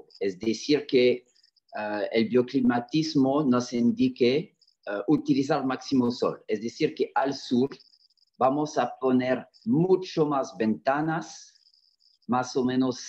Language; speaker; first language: Spanish; non-native, fluent; French